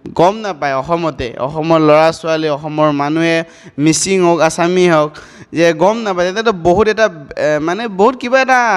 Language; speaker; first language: Assamese; non-native, local second language; Mising